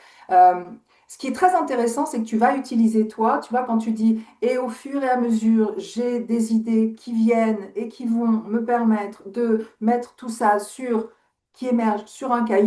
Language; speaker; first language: French; native; French